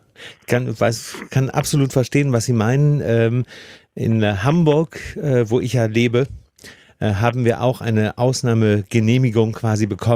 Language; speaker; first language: German; native; German